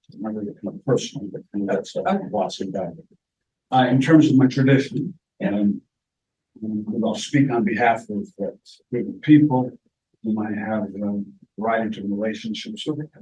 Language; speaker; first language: English; native; English